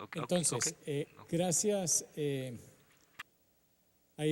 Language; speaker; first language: Portuguese; non-native, learner; Spanish